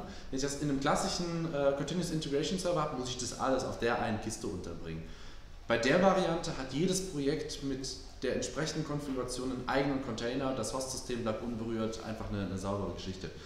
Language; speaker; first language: German; native; German